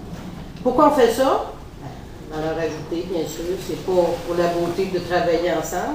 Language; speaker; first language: French; native; French